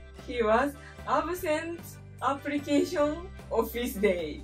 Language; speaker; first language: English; non-native, learner; Japanese